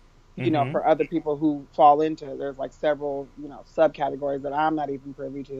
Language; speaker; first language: English; native; English